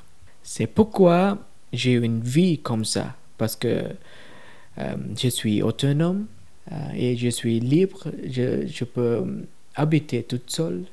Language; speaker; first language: French; non-native, fluent; Tamil